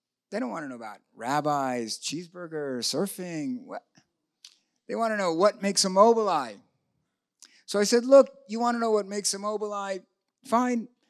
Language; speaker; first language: English; native; English